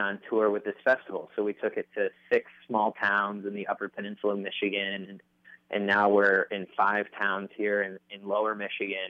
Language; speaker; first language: English; native; English